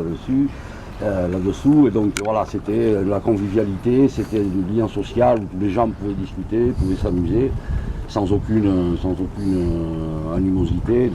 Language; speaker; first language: French; native; French